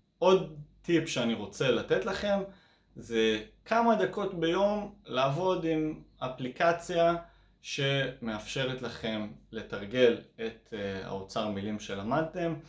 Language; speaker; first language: Hebrew; native; Hebrew